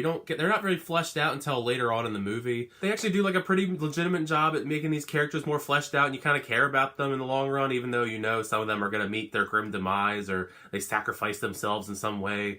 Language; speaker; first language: English; native; English